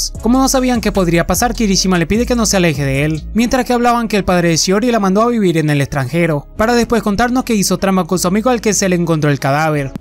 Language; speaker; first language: Spanish; native; Spanish